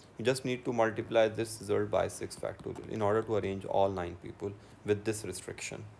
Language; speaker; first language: English; non-native, local second language; Urdu